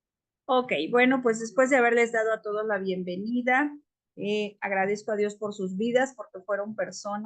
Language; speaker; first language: Spanish; native; Spanish